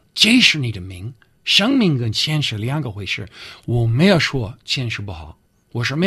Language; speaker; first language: Chinese; non-native, learner; English